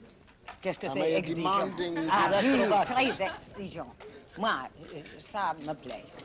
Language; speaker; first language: French; non-native, fluent; English